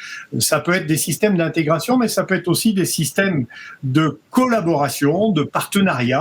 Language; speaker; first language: French; native; French